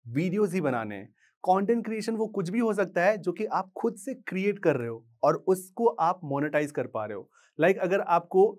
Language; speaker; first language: Hindi; native; Hindi